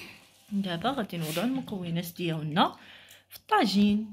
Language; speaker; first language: Arabic; native; Arabic